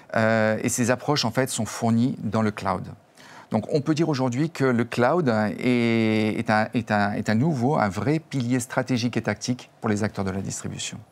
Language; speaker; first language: French; native; French